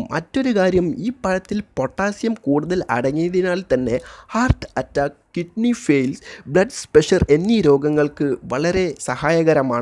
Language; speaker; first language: Malayalam; native; Malayalam